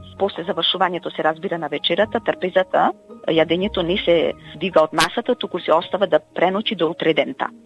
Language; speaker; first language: Macedonian; native; Macedonian